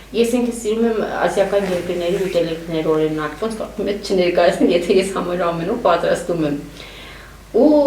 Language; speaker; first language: Armenian; native; Armenian